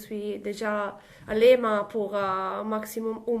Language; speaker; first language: French; non-native, learner; Italian